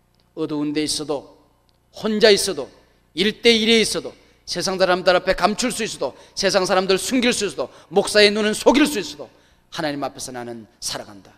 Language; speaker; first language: Korean; native; Korean